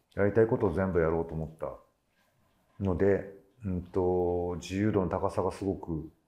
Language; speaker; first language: Japanese; native; Japanese